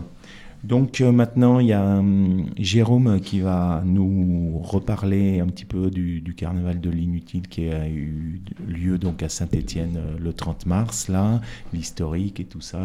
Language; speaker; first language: French; native; French